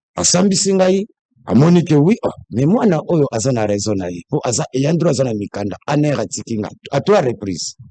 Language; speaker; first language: Lingala; non-native, local second language; Kongo